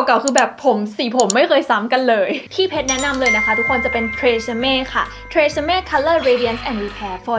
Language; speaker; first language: Thai; native; Thai